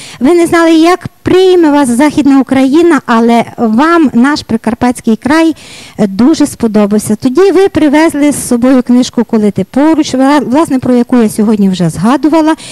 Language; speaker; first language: Ukrainian; native; Ukrainian